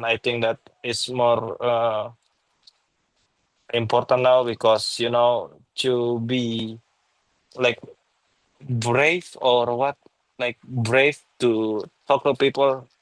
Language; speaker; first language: English; non-native, learner; Indonesian